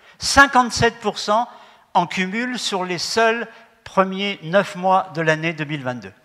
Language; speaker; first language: French; native; French